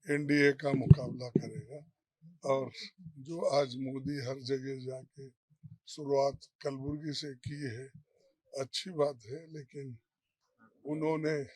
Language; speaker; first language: Hindi; non-native, local second language; Kannada